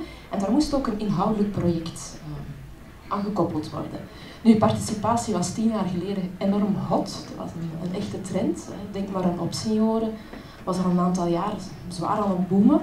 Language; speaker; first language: Dutch; native; Dutch